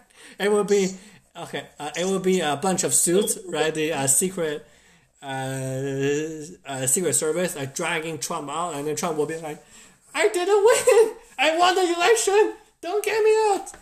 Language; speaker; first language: English; non-native, fluent; Chinese